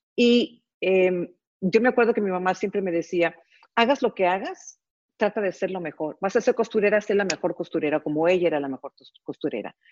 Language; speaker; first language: Spanish; early bilingual, heritage; Spanish